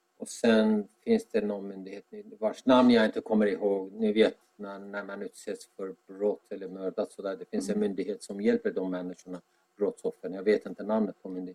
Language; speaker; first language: Swedish; non-native, fluent; Azerbaijani